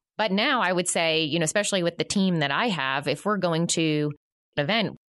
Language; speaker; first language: English; native; English